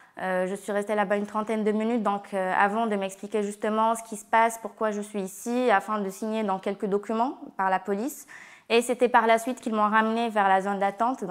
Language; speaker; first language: French; non-native, local second language; Arabic